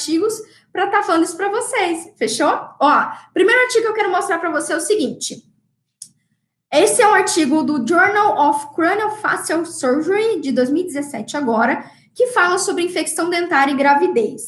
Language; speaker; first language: Portuguese; native; Portuguese